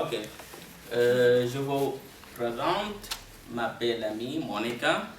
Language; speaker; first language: French; non-native, learner; Arabic